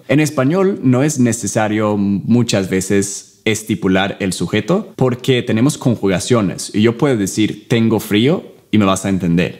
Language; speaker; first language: Spanish; non-native, fluent; English